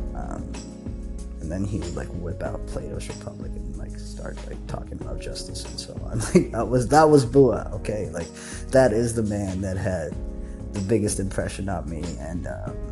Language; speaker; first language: English; non-native, local second language; Nepali